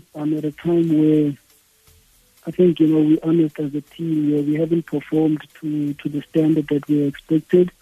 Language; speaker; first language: English; non-native, local second language; Xhosa